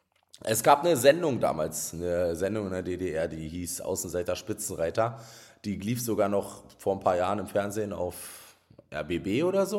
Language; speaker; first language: German; native; German